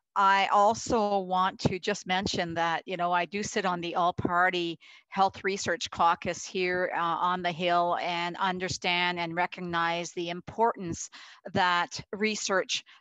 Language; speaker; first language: English; native; English